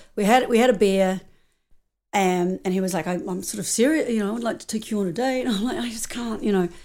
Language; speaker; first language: English; native; English